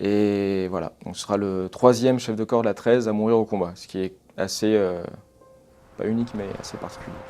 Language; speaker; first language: French; native; French